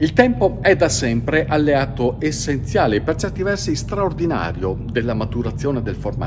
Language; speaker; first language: Italian; native; Italian